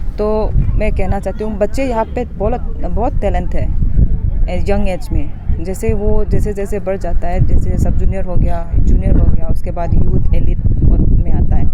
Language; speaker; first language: Hindi; non-native, local second language; Manipuri